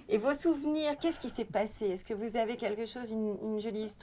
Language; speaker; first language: French; native; French